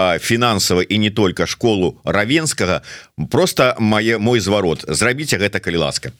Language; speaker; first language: Belarusian; native; Belarusian